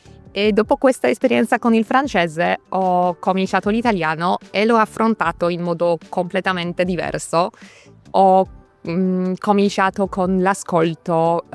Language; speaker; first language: Italian; non-native, fluent; Polish